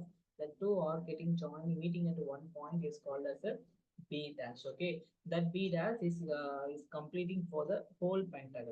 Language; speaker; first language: English; non-native, local second language; Tamil